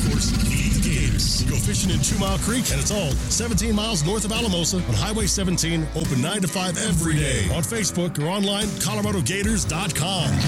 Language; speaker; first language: English; native; English